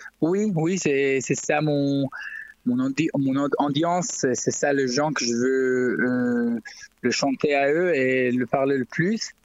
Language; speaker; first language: French; non-native, learner; Hebrew